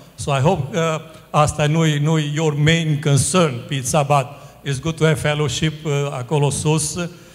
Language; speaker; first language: English; non-native, fluent; Romanian